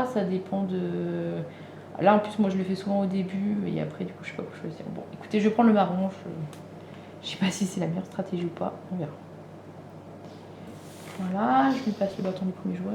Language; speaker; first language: French; native; French